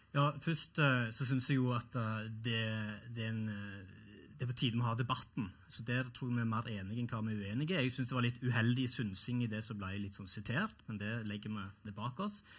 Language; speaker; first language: Norwegian; early bilingual, other home language; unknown